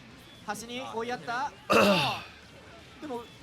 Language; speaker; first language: Japanese; native; Japanese